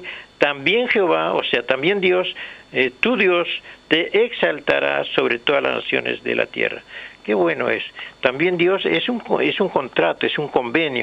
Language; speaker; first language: Spanish; native; Spanish